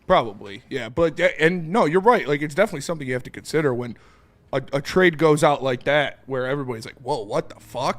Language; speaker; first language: English; native; English